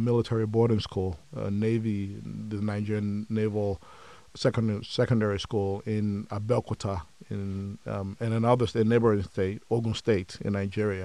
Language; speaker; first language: English; non-native, local second language; Yoruba